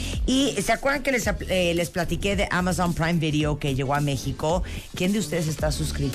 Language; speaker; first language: Spanish; native; Spanish